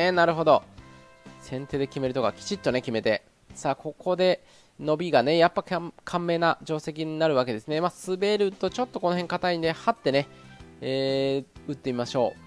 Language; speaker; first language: Japanese; native; Japanese